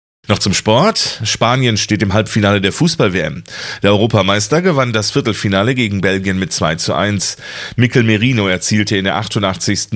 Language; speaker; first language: German; native; German